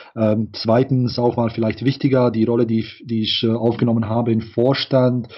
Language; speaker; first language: German; non-native, fluent; Bosnian